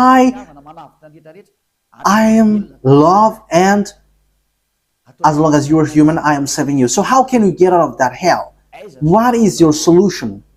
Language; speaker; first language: English; non-native, fluent; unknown